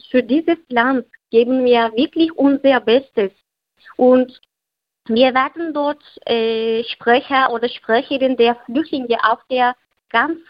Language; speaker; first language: German; non-native, learner; Turkish